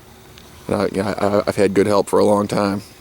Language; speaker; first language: English; native; English